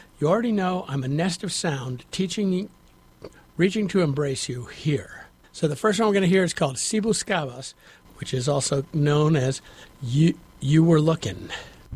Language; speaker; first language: English; native; English